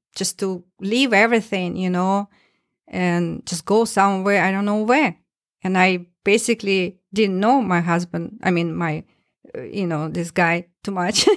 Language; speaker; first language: English; non-native, learner; Russian